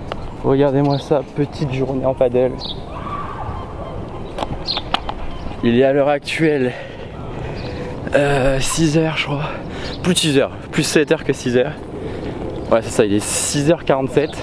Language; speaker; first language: French; native; French